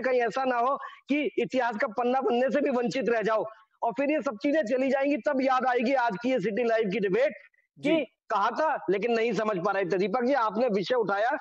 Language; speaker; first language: Hindi; native; Hindi